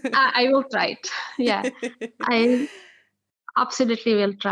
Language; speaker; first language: English; non-native, learner; Arabic